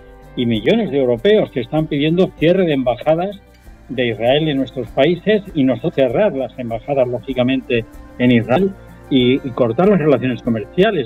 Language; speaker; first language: Spanish; native; Spanish